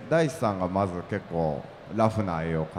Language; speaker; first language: Japanese; native; Japanese